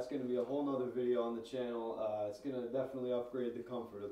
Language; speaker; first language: English; native; English